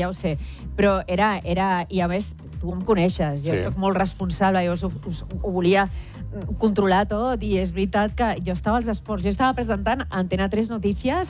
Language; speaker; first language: Catalan; non-native, local second language; Spanish